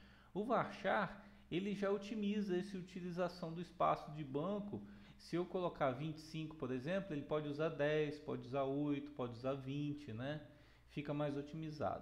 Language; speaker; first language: Portuguese; native; Portuguese